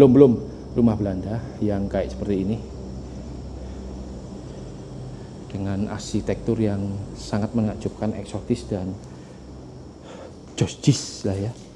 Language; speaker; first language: Indonesian; native; Indonesian